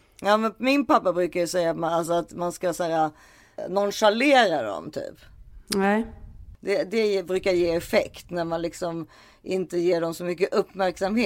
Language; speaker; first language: Swedish; native; Swedish